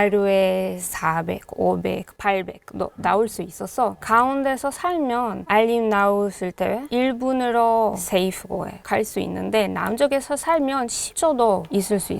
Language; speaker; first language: Korean; non-native, fluent; Hebrew